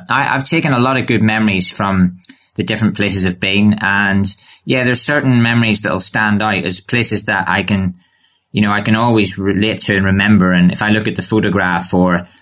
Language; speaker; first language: English; native; English